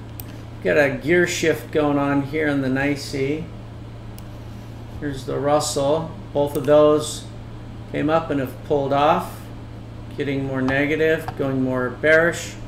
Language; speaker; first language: English; native; English